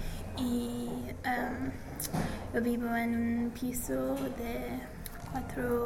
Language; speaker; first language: Spanish; non-native, learner; English